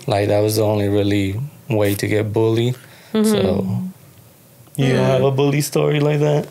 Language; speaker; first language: English; early bilingual, other home language; Spanish